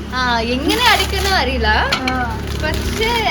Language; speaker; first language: Malayalam; non-native, learner; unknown